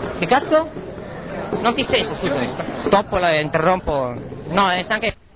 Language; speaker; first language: Italian; native; Italian